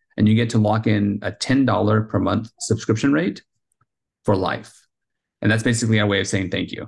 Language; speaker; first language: English; early bilingual, heritage; Spanish